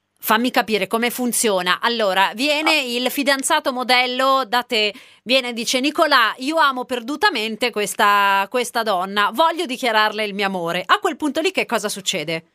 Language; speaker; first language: Italian; native; Italian